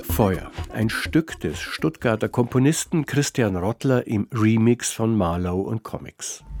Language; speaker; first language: German; native; German